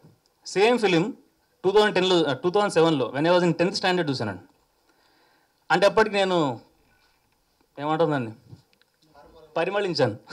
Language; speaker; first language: Telugu; native; Telugu